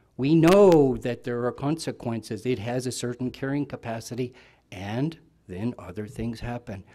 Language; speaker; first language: English; native; English